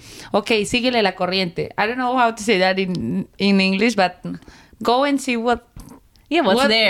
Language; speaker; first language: English; non-native, learner; Spanish